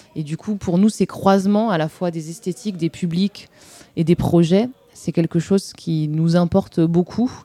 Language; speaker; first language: French; native; French